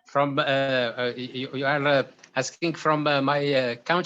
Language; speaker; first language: English; non-native, local second language; Arabic